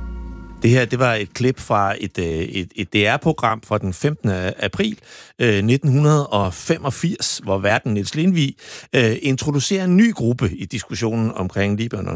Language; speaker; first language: Danish; native; Danish